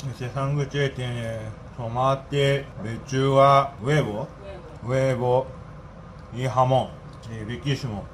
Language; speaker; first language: Spanish; non-native, learner; Japanese